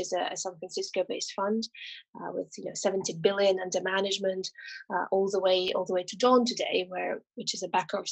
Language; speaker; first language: English; non-native, fluent; French